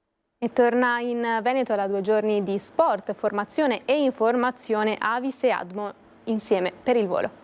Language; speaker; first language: Italian; native; Italian